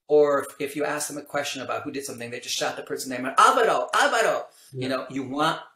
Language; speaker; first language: English; native; English